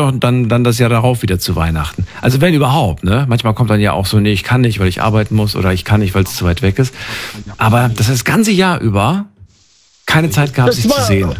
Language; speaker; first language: German; native; German